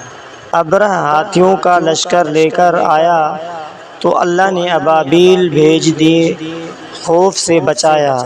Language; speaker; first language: Urdu; native; Urdu